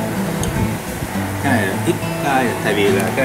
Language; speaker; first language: Vietnamese; non-native, learner; Japanese